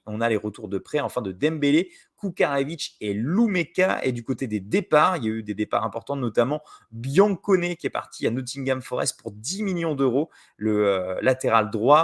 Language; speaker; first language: French; native; French